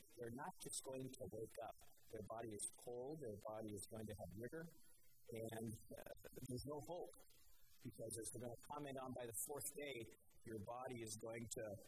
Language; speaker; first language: English; native; English